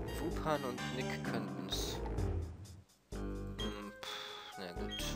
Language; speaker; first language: German; native; German